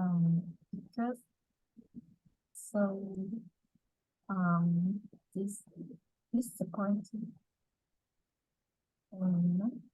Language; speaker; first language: English; non-native, learner; Vietnamese